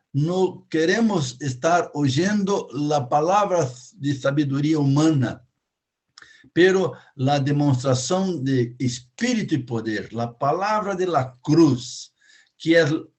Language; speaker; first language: Spanish; non-native, fluent; Portuguese